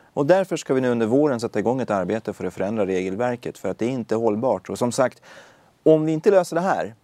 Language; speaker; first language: Swedish; early bilingual, other home language; Persian